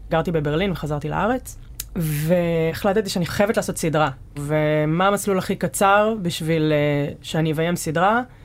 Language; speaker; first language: Hebrew; native; Hebrew